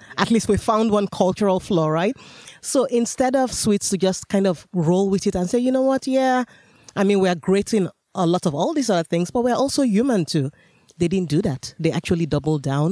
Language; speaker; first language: English; non-native, local second language; Yoruba